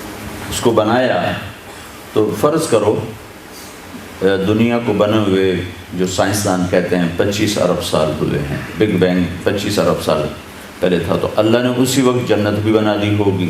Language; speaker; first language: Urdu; non-native, local second language; Punjabi